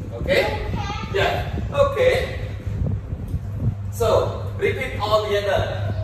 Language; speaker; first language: English; non-native, learner; Khmer